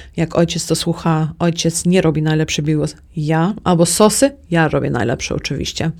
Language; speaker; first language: Polish; early bilingual, heritage; Polish